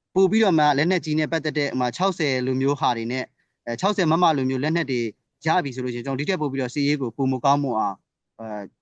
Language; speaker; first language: Burmese; non-native, local second language; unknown